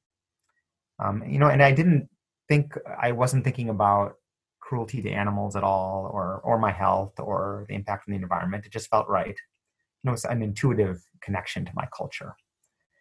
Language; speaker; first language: English; native; English